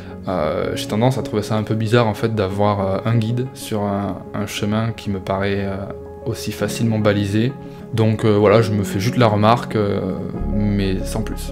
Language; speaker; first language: French; native; French